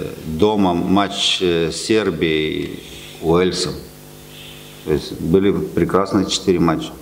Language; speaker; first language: Russian; native; Russian